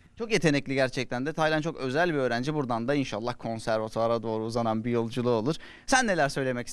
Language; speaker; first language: Turkish; native; Turkish